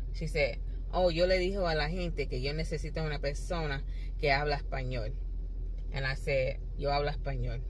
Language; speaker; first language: Spanish; early bilingual, heritage; English